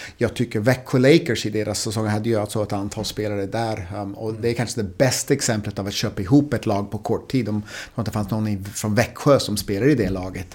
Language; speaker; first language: Swedish; non-native, fluent; English